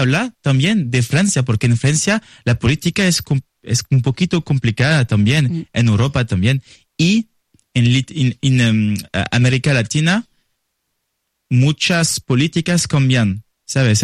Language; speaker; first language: Spanish; non-native, learner; French